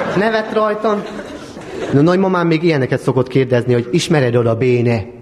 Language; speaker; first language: Hungarian; native; Hungarian